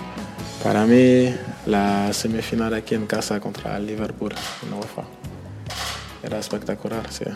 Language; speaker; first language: Spanish; non-native, learner; French